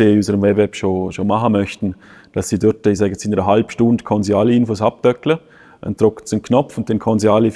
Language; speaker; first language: German; native; German